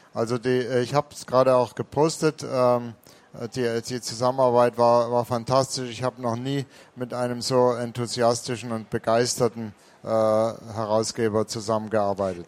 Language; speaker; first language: German; native; German